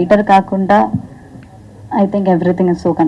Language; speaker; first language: Telugu; non-native, learner; Malayalam